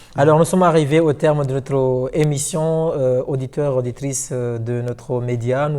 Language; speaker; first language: French; non-native, local second language; Ngazidja Comorian